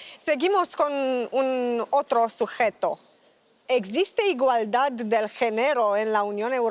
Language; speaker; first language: Spanish; non-native, learner; Romanian